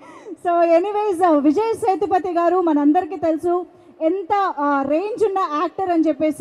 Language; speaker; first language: Telugu; native; Telugu